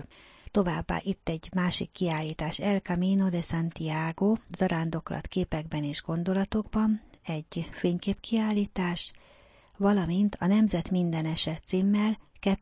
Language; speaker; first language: Hungarian; native; Hungarian